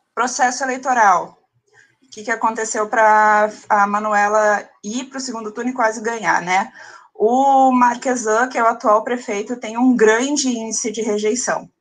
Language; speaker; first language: Portuguese; native; Portuguese